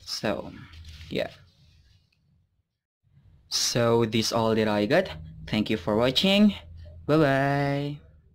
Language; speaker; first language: English; non-native, learner; Indonesian